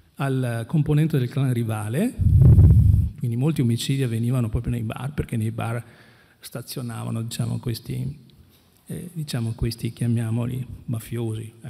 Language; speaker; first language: Italian; native; Italian